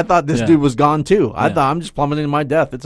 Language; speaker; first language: English; native; English